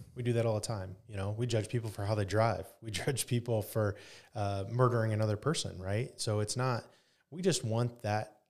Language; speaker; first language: English; native; English